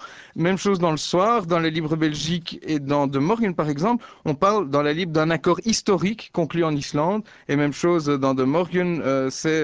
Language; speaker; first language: French; native; French